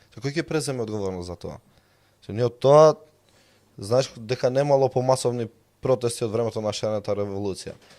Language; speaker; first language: Macedonian; non-native, local second language; Albanian